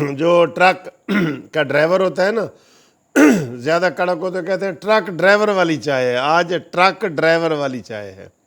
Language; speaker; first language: Urdu; non-native, local second language; Punjabi